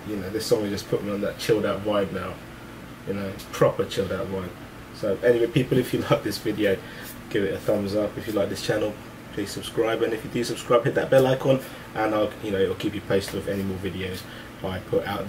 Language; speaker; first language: English; early bilingual, other home language; Hindi